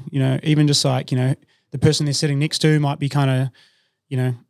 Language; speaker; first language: English; native; English